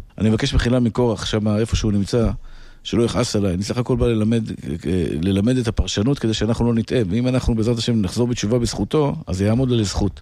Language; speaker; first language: Hebrew; native; Hebrew